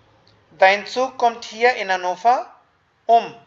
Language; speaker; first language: German; non-native, fluent; Hindi